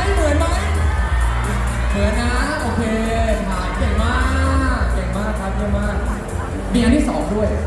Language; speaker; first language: Thai; native; Thai